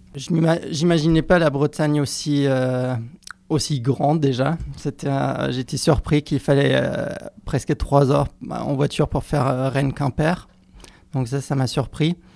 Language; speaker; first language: French; non-native, fluent; German